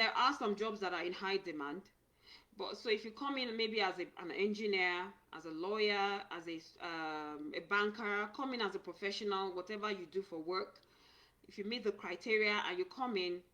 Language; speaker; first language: English; non-native, local second language; Yoruba